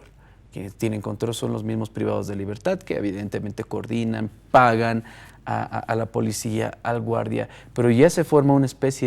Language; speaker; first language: Spanish; native; Spanish